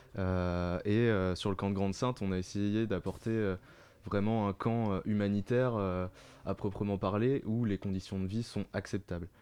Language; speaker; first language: French; native; French